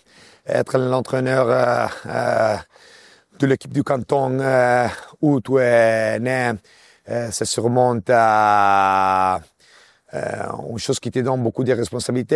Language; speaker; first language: French; non-native, local second language; Italian